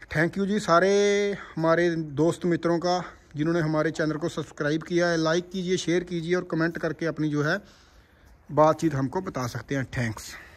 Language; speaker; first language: Hindi; non-native, local second language; Punjabi